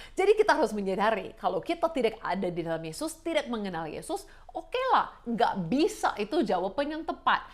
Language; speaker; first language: Indonesian; non-native, fluent; English